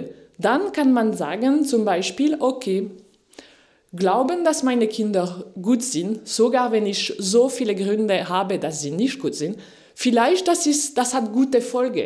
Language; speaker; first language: German; non-native, fluent; French